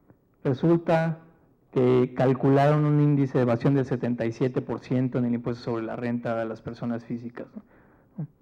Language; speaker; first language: Spanish; native; Spanish